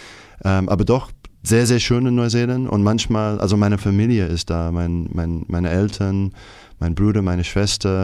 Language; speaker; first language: German; non-native, fluent; English